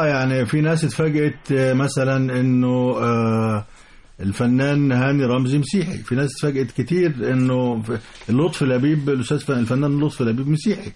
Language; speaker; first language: Arabic; native; Arabic